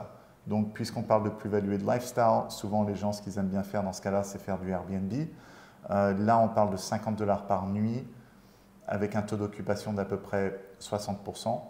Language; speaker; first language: French; native; French